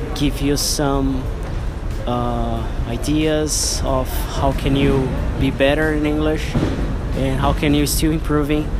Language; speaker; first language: English; non-native, fluent; Portuguese